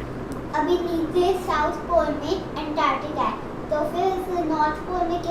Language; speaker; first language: Hindi; native; Hindi